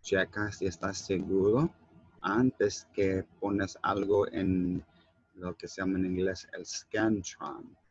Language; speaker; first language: Spanish; non-native, learner; English